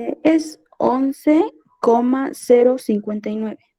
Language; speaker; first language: Spanish; native; Spanish